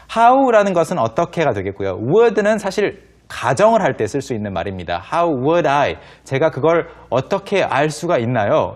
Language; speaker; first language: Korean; native; Korean